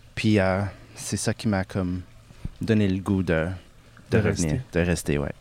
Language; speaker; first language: French; non-native, local second language; English